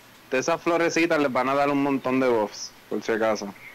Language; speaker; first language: Spanish; early bilingual, heritage; Spanish